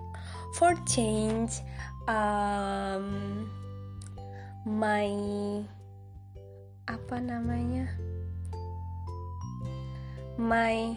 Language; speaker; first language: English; non-native, learner; Indonesian